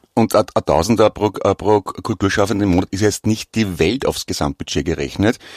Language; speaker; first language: German; native; German